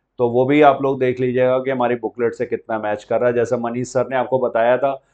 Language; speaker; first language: Hindi; native; Hindi